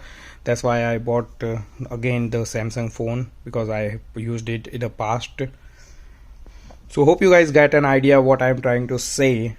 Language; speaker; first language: English; non-native, fluent; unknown